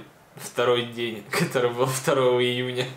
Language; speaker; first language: Russian; native; Russian